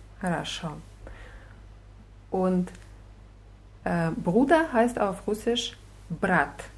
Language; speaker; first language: German; non-native, fluent; Russian